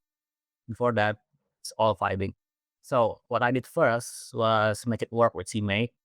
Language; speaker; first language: English; non-native, fluent; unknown